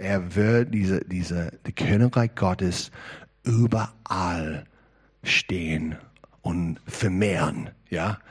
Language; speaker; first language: German; non-native, learner; English